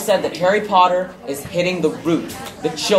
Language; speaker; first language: English; native; English